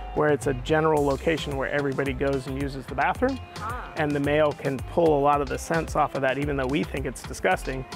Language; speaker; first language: English; native; English